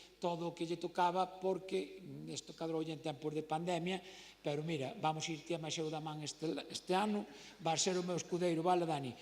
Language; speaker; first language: Galician; native; Galician